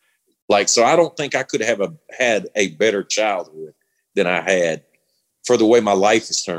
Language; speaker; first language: English; native; English